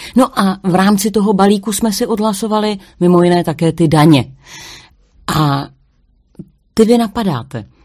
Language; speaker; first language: Czech; native; Czech